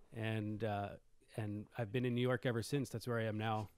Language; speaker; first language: English; native; English